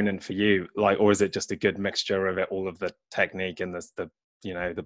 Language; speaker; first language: English; native; English